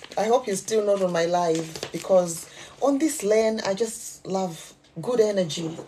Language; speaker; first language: English; non-native, local second language; Nyanja